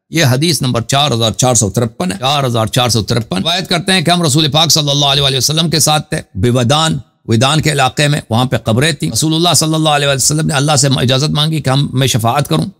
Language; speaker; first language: Urdu; non-native, fluent; Persian